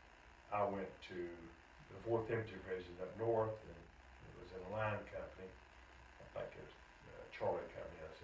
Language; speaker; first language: English; native; English